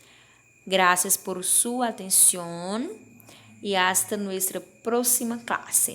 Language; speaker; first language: Spanish; non-native, fluent; Portuguese